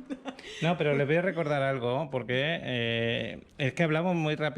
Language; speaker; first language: Spanish; native; Spanish